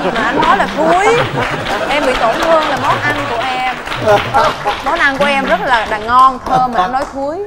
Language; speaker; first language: Vietnamese; native; Vietnamese